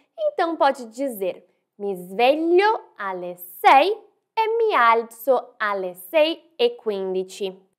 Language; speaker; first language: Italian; non-native, fluent; Portuguese